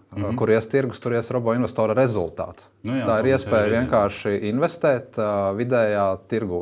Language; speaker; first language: Latvian; native; Latvian